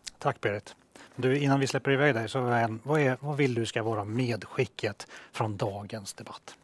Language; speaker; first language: Swedish; native; Swedish